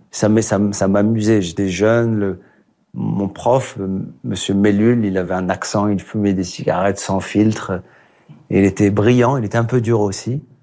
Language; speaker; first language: French; native; French